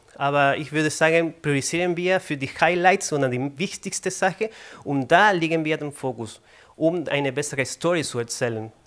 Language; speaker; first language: German; non-native, fluent; Spanish